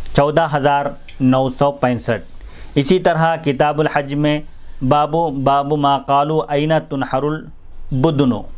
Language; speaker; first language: Urdu; native; Urdu